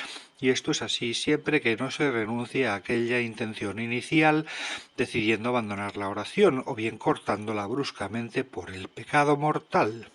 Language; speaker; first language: Spanish; native; Spanish